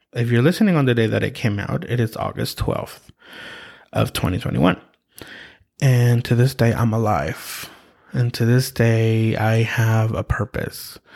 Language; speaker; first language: English; early bilingual, other home language; Spanish